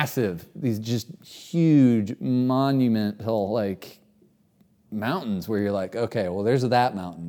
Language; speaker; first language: English; native; English